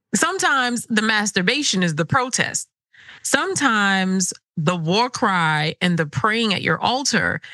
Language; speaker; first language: English; early bilingual, other home language; Krio